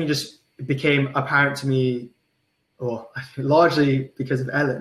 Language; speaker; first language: English; non-native, local second language; Cantonese